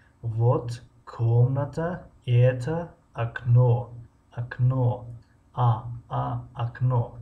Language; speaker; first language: Russian; non-native, fluent; Tajik